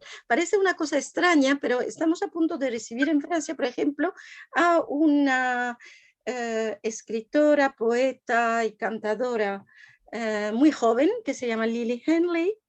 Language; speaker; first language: Spanish; non-native, fluent; French